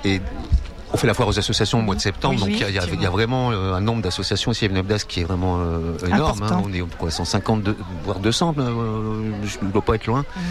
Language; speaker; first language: French; native; French